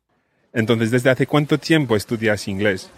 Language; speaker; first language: Spanish; non-native, fluent; English